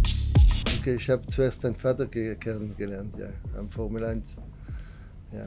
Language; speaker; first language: German; non-native, learner; French